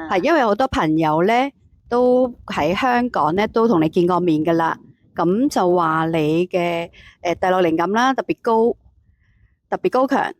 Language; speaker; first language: Cantonese; native; Cantonese